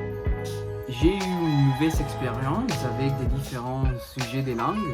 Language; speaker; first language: French; non-native, learner; Spanish